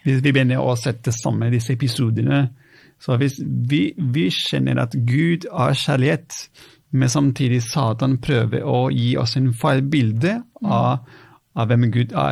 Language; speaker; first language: Norwegian; non-native, fluent; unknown